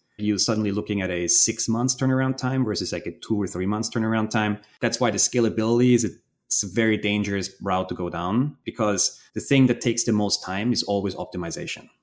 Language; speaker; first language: English; non-native, fluent; German